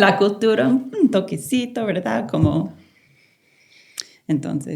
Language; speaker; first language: Spanish; non-native, fluent; English